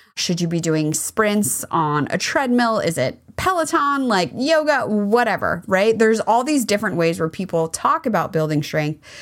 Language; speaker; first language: English; native; English